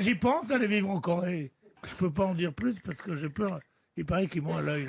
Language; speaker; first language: French; native; French